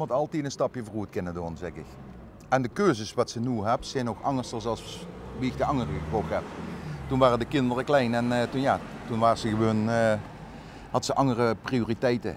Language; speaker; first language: Dutch; native; Dutch